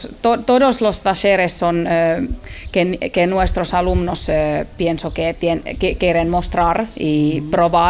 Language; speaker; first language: Spanish; non-native, learner; Finnish